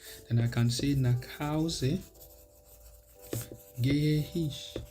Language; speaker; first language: German; non-native, learner; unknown